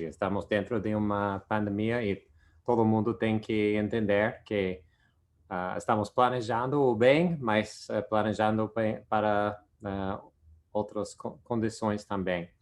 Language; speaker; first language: Portuguese; non-native, fluent; English